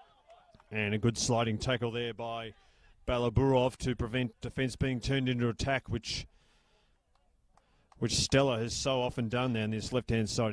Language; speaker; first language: English; native; English